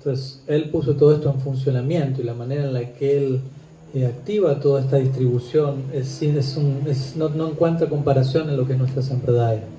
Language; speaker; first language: Spanish; native; Spanish